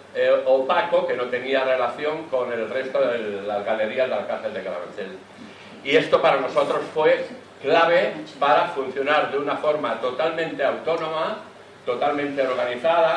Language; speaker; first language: Spanish; native; Spanish